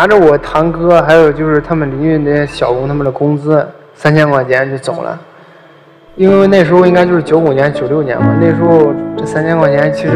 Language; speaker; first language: Chinese; native; Chinese